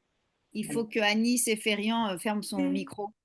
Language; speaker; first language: French; native; French